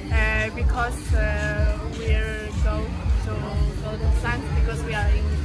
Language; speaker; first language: English; non-native, learner; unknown